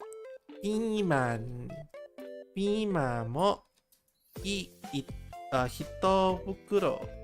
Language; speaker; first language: Japanese; non-native, learner; English